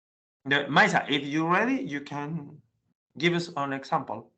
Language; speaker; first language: English; non-native, learner; Spanish